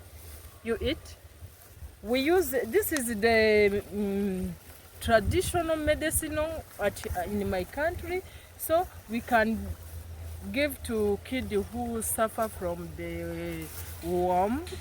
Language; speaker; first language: English; non-native, local second language; Kinyarwanda